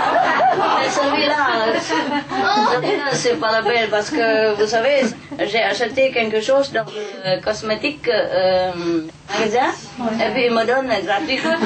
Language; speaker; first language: French; non-native, learner; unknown